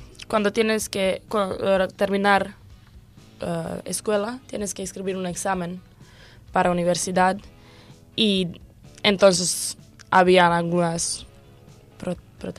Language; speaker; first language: Spanish; non-native, learner; Croatian